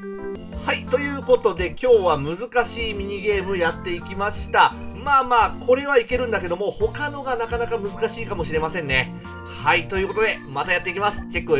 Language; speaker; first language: Japanese; native; Japanese